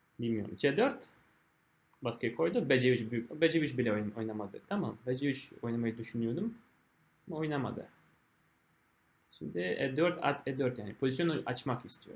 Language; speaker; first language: Turkish; non-native, fluent; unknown